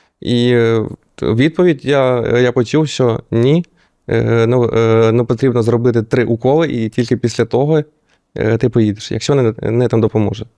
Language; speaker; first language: Ukrainian; non-native, local second language; Russian